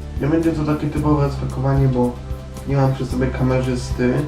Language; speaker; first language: Polish; native; Polish